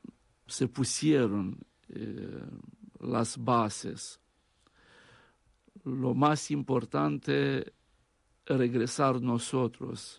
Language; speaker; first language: Spanish; non-native, fluent; Romanian